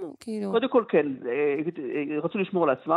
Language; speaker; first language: Hebrew; native; Hebrew